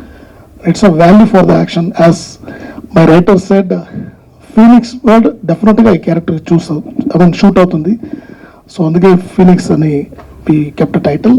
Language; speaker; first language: Telugu; non-native, learner; Tamil